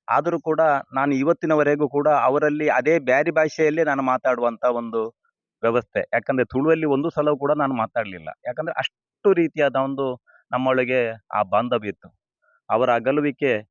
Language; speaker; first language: Kannada; non-native, local second language; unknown